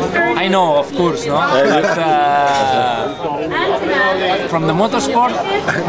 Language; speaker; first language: English; non-native, learner; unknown